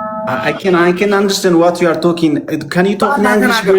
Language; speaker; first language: English; non-native, fluent; Amharic